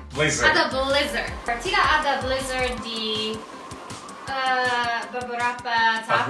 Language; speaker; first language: Indonesian; non-native, learner; English